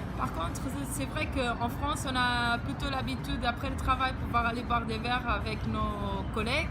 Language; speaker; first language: French; non-native, fluent; Portuguese